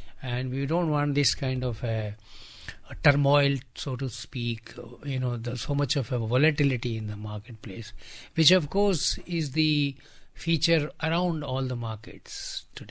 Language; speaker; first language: English; non-native, local second language; Hindi